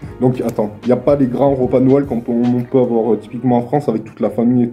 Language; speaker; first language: French; native; French